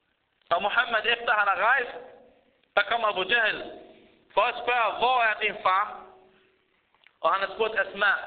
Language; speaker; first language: Danish; early bilingual, other home language; Arabic